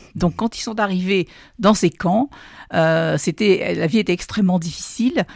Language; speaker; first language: French; native; French